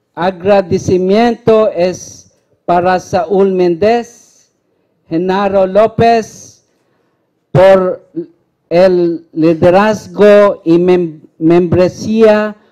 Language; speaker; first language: Spanish; non-native, learner; Filipino